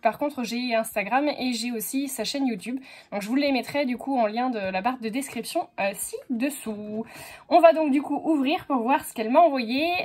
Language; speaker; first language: French; native; French